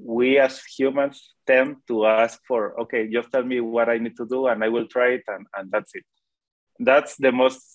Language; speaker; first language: English; non-native, fluent; Spanish